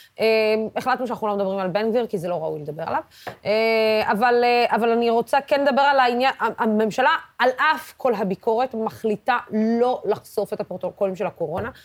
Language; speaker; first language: Hebrew; non-native, local second language; Arabic